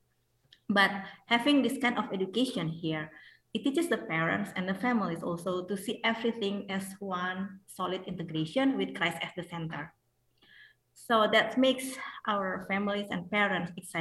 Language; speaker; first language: English; non-native, fluent; Indonesian